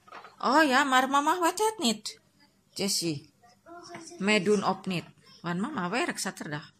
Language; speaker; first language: Dutch; non-native, learner; Indonesian